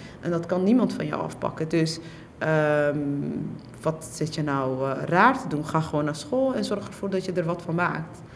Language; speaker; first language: Dutch; early bilingual, other home language; Somali